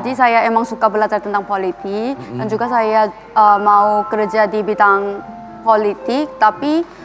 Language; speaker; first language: Indonesian; non-native, fluent; Korean